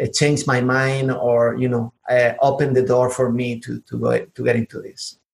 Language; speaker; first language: English; non-native, fluent; Spanish